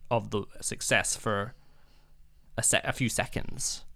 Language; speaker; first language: English; native; English